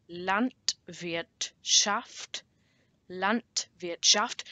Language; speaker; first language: German; non-native, learner; English